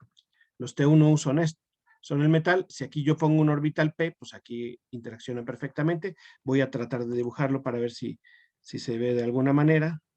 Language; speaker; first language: Spanish; native; Spanish